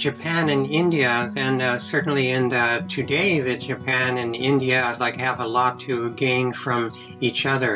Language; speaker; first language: English; native; English